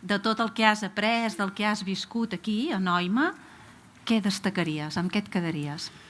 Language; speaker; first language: Catalan; native; Catalan